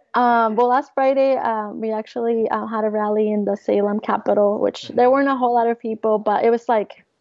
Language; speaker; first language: English; early bilingual, other home language; Spanish